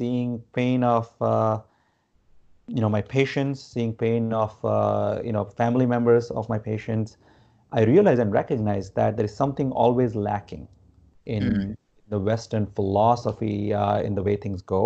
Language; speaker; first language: English; non-native, local second language; Gujarati